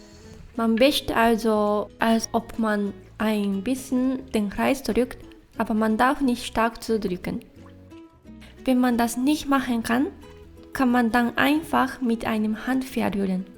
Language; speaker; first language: German; non-native, fluent; Japanese